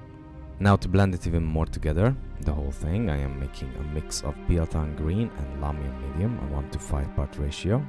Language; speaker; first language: English; non-native, fluent; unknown